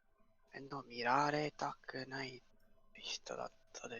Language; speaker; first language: Japanese; non-native, learner; English